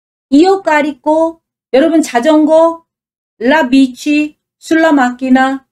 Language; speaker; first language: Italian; non-native, fluent; Korean